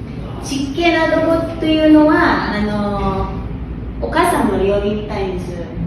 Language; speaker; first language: Japanese; non-native, fluent; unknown